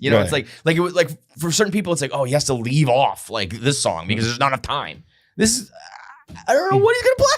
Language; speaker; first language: English; native; English